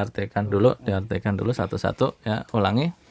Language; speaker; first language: Indonesian; native; Indonesian